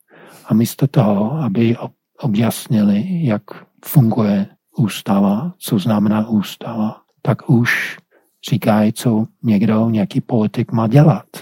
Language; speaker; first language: Czech; non-native, fluent; English